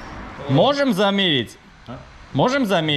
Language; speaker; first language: Russian; non-native, fluent; Armenian